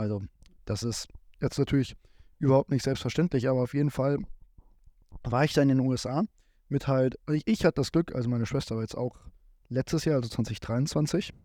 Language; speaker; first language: German; native; German